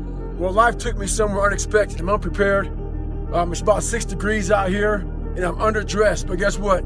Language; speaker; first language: English; native; English